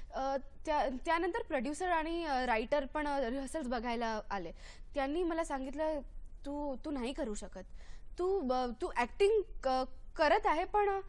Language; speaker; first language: Marathi; non-native, local second language; Gujarati